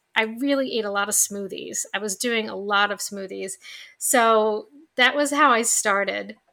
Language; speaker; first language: English; native; English